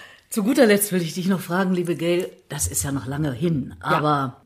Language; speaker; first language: German; native; German